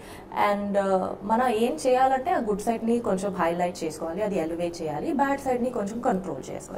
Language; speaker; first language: Telugu; non-native, fluent; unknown